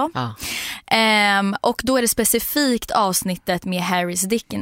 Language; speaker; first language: Swedish; native; Swedish